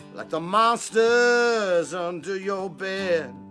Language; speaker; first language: English; native; English